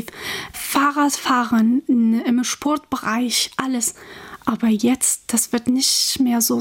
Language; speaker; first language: German; non-native, fluent; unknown